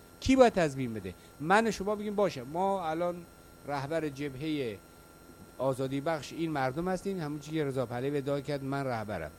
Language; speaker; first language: Persian; non-native, local second language; Kurdish